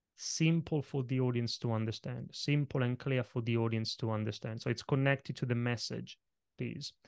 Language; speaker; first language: English; non-native, fluent; Italian